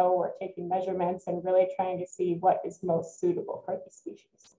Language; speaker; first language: English; native; English